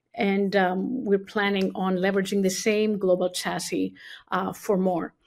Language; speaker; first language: English; non-native, fluent; Greek